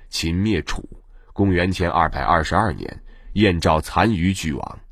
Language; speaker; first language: Chinese; native; Chinese